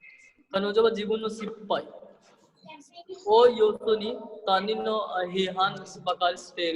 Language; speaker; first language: Japanese; non-native, fluent; Hindi